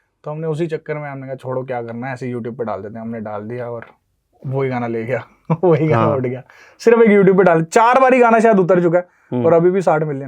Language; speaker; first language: Hindi; native; Hindi